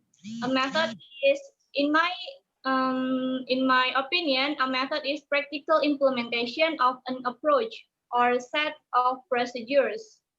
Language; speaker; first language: English; non-native, learner; Indonesian